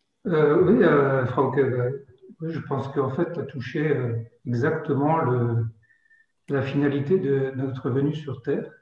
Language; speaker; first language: French; native; French